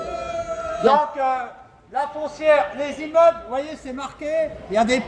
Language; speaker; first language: French; native; French